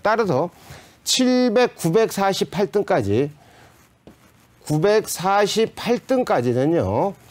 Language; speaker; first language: Korean; native; Korean